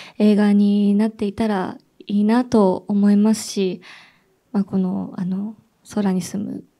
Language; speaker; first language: Japanese; native; Japanese